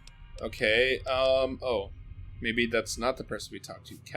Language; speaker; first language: English; native; English